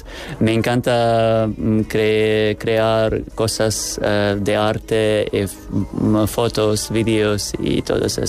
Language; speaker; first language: Spanish; non-native, learner; Ukrainian